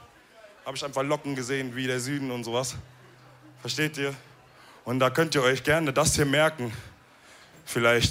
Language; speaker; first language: German; early bilingual, other home language; Wolof